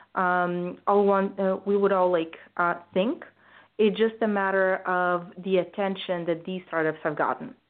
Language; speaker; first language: English; non-native, fluent; Bulgarian